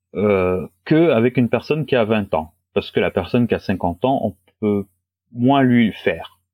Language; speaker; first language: French; non-native, local second language; Wolof